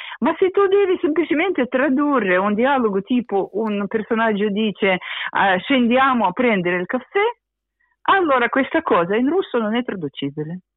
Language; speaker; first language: Italian; non-native, fluent; Russian